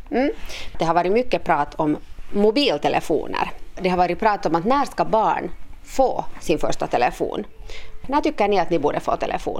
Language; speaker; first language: Swedish; native; Swedish